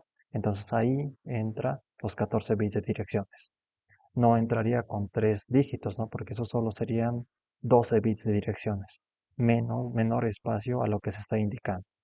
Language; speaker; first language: Spanish; native; Spanish